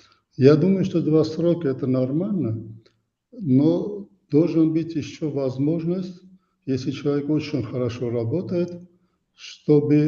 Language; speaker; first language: Russian; non-native, fluent; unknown